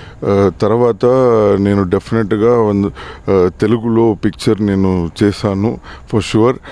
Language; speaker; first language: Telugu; non-native, learner; Tamil